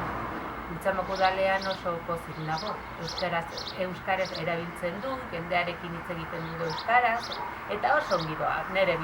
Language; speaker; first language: Basque; non-native, local second language; Spanish